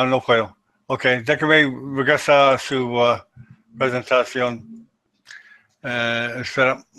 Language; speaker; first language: Spanish; non-native, learner; English